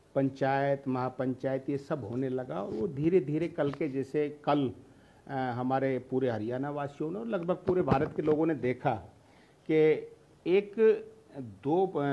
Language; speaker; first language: Hindi; native; Hindi